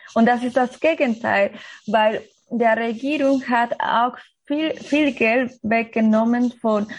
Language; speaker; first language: German; non-native, learner; Spanish